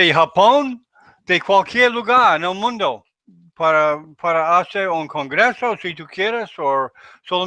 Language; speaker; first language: Spanish; non-native, learner; English